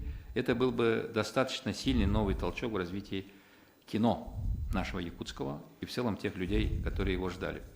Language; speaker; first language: Russian; native; Russian